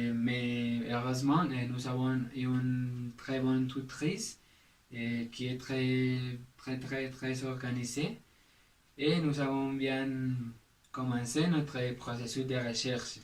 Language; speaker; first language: French; non-native, learner; Spanish